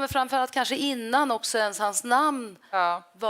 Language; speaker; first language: Swedish; native; Swedish